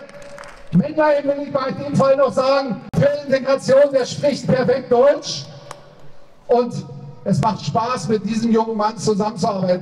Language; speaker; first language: German; native; German